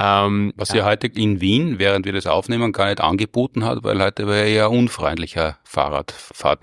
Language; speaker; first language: German; native; German